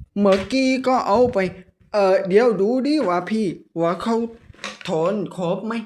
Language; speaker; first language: Thai; native; Thai